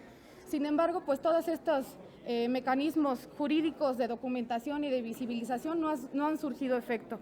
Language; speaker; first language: Spanish; native; Spanish